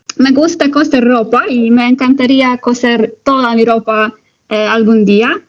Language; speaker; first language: Spanish; non-native, learner; Polish